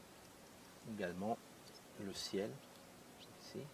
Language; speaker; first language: French; native; French